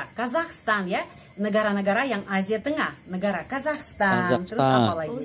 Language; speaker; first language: Indonesian; non-native, fluent; Russian